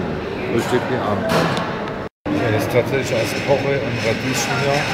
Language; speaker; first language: German; native; German